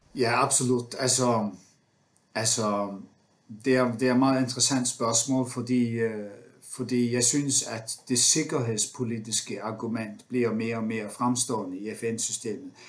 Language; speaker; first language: Danish; non-native, local second language; Faroese